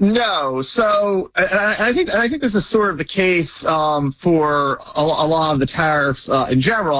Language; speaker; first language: English; native; English